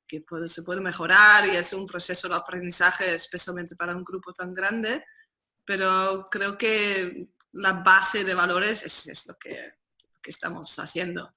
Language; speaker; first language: Spanish; non-native, fluent; Dutch